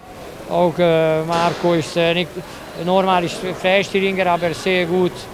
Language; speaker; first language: German; non-native, learner; Hungarian